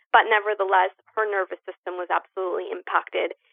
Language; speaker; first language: English; early bilingual, other home language; Spanish